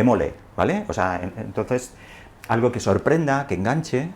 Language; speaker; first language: Spanish; native; Spanish